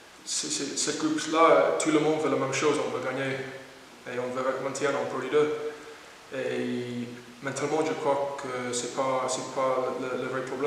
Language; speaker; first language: French; non-native, learner; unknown